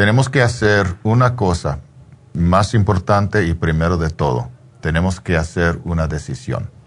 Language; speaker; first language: Spanish; early bilingual, heritage; English